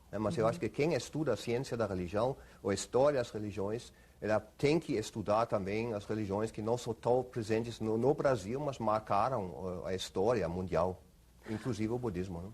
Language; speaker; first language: Portuguese; non-native, fluent; German